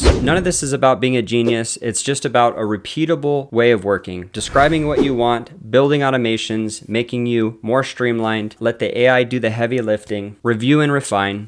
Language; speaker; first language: English; native; English